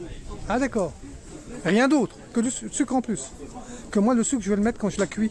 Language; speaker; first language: French; native; French